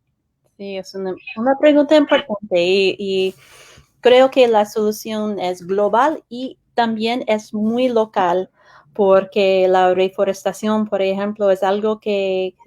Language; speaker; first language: Spanish; non-native, fluent; English